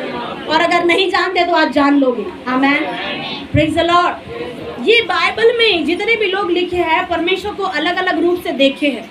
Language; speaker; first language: Hindi; native; Hindi